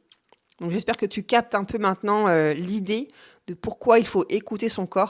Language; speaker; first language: French; native; French